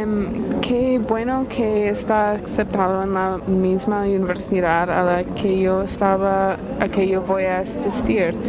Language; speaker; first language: Spanish; non-native, learner; English